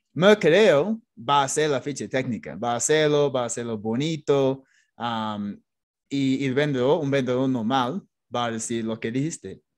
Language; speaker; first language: Spanish; non-native, fluent; English